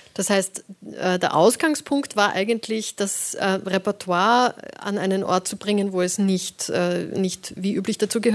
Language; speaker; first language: German; native; German